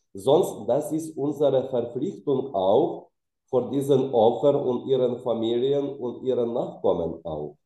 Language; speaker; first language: German; non-native, fluent; Ukrainian